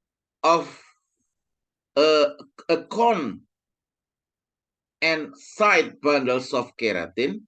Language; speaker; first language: English; non-native, fluent; Indonesian